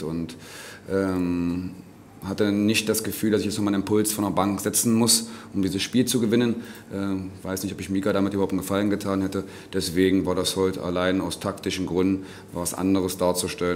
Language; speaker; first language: German; native; German